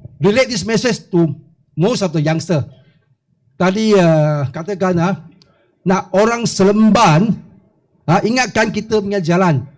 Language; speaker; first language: Malay; non-native, local second language; Chinese